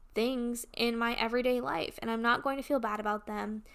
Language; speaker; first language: English; native; English